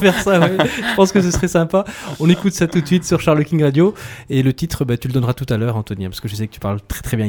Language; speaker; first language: French; native; French